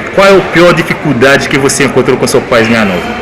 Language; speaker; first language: Portuguese; non-native, learner; Haitian Creole